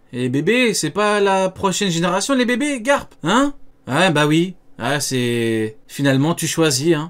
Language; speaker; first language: French; native; French